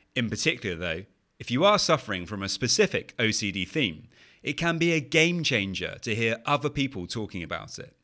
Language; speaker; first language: English; native; English